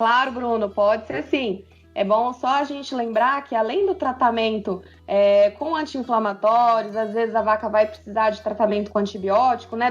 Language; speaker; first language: Portuguese; native; Portuguese